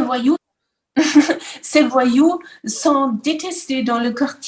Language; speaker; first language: French; non-native, learner; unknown